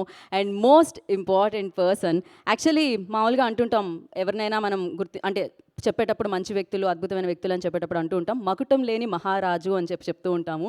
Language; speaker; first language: Telugu; native; Telugu